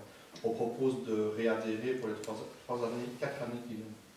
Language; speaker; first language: French; native; French